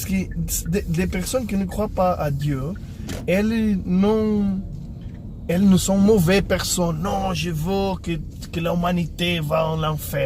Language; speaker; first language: French; non-native, fluent; Portuguese